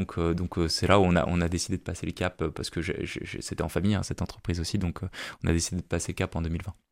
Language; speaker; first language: French; native; French